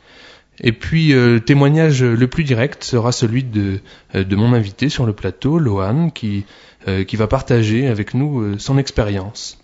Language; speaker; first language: French; native; French